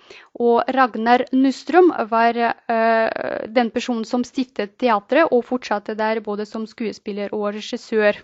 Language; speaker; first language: Norwegian; non-native, fluent; Russian